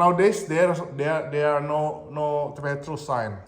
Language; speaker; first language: English; non-native, fluent; Indonesian